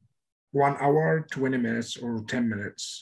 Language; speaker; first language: English; non-native, fluent; Arabic